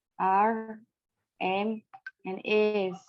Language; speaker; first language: English; non-native, learner; Indonesian